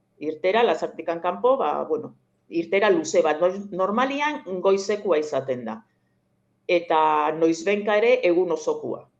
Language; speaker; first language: Basque; native; Basque